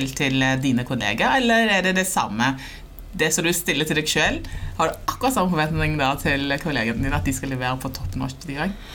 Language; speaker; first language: Norwegian; early bilingual, other home language; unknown